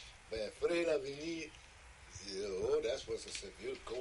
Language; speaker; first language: English; early bilingual, other home language; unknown